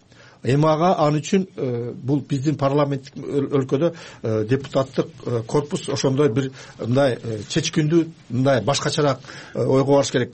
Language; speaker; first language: Kyrgyz; native; Kyrgyz